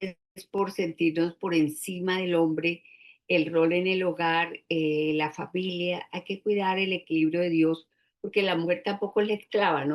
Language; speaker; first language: Spanish; native; Spanish